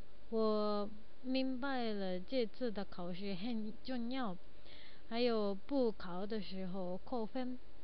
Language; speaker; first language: Chinese; non-native, learner; Japanese